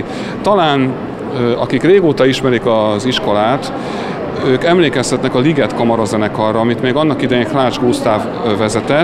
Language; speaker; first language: Hungarian; native; Hungarian